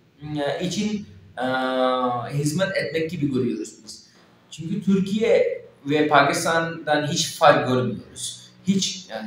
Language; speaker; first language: Turkish; non-native, fluent; Urdu